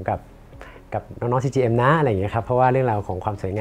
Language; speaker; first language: Thai; native; Thai